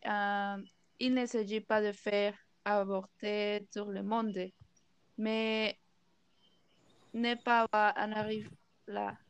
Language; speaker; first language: French; non-native, learner; Spanish